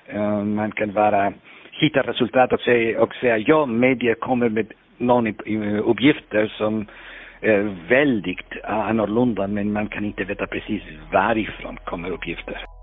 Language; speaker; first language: Swedish; non-native, fluent; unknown